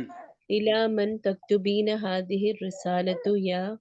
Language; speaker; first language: Arabic; non-native, learner; Malayalam